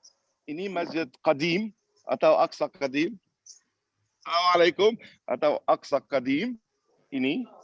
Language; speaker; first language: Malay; non-native, fluent; Arabic